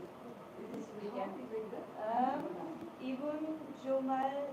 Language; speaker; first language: Korean; non-native, learner; German